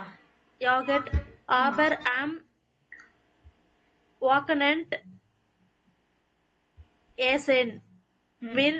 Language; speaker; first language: German; non-native, learner; Tamil